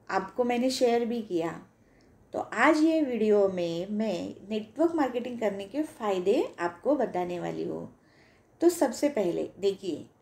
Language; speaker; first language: Hindi; non-native, local second language; Marathi